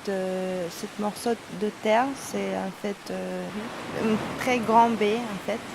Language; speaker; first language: French; non-native, learner; Spanish